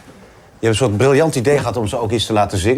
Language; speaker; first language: Dutch; native; Dutch